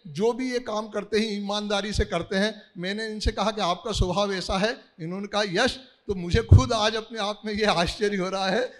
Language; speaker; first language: Hindi; native; Hindi